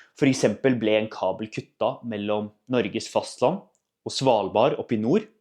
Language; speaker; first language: Norwegian; native; Norwegian